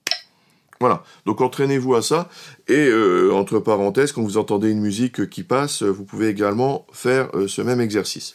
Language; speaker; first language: French; native; French